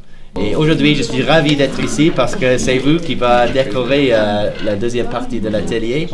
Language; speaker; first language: French; non-native, fluent; English